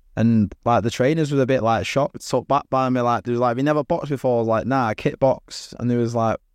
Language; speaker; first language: English; native; English